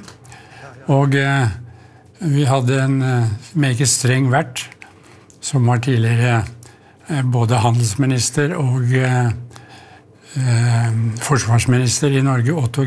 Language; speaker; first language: Norwegian; native; Norwegian